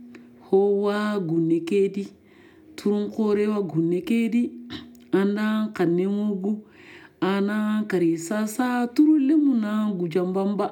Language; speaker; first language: French; non-native, local second language; Soninke